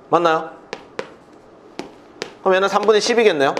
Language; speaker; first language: Korean; native; Korean